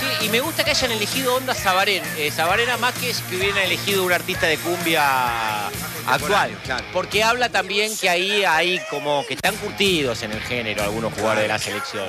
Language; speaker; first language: Spanish; native; Spanish